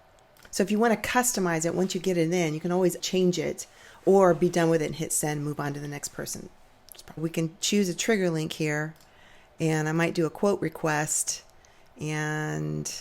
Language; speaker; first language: English; native; English